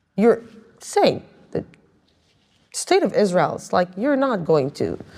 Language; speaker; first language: English; non-native, fluent; Arabic